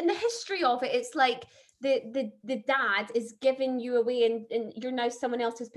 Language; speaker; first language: English; native; English